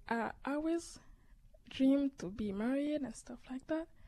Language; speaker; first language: English; native; English